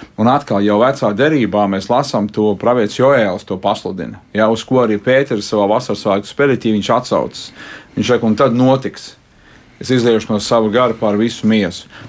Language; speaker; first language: Latvian; native; Latvian